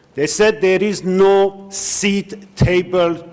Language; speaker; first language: English; non-native, learner; Persian